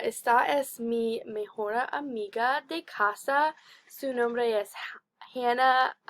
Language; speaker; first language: Spanish; non-native, learner; English